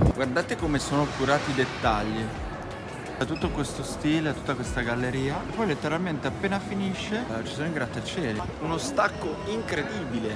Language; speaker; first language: Italian; native; Italian